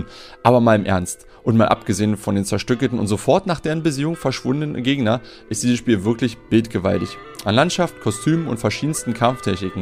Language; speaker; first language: German; native; German